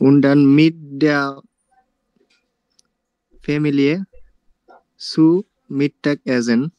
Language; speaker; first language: German; non-native, learner; Bangla